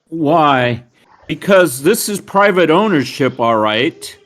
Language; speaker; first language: English; native; English